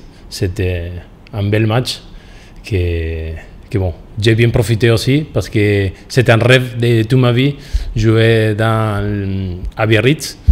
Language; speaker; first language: French; non-native, fluent; Spanish